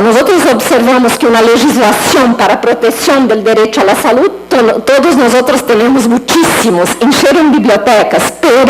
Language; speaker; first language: Spanish; non-native, learner; Portuguese